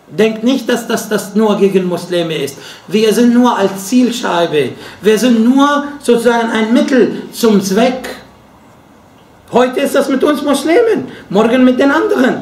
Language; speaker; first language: German; non-native, fluent; Arabic